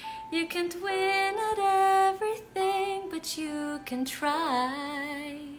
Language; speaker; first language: English; non-native, local second language; Filipino